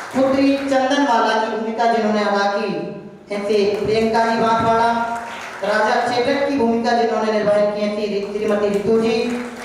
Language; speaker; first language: Hindi; native; Hindi